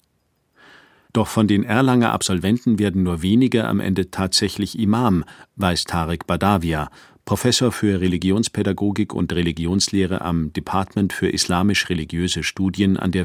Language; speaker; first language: German; native; German